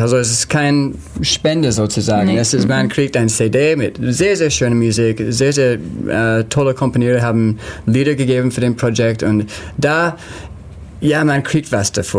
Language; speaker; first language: German; non-native, learner; English